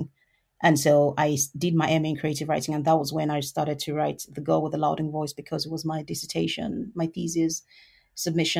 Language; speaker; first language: English; non-native, local second language; Yoruba